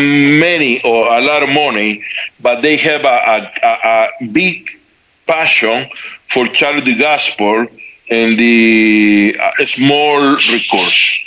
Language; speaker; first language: English; non-native, learner; Spanish